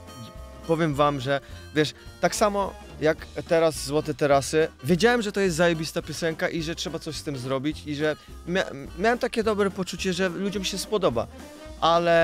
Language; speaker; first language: Polish; early bilingual, other home language; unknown